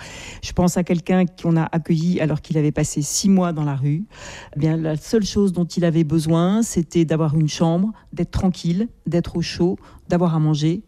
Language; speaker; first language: French; native; French